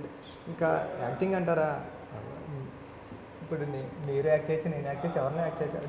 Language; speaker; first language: Telugu; native; Telugu